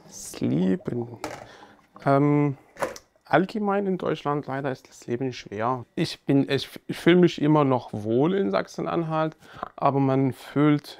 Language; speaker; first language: German; non-native, fluent; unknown